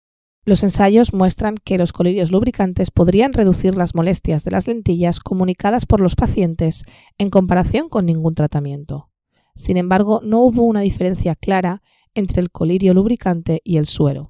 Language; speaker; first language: Spanish; native; Spanish